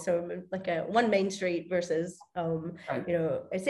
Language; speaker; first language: English; native; English